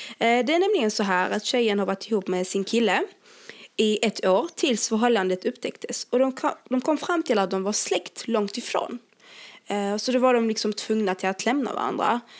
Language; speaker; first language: Swedish; early bilingual, other home language; Arabic